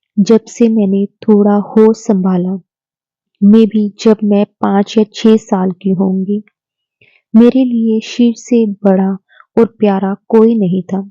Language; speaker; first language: Hindi; native; Hindi